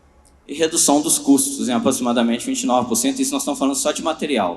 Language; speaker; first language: Portuguese; native; Portuguese